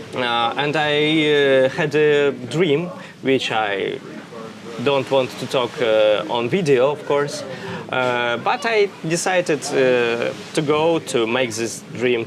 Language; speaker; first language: English; non-native, fluent; Russian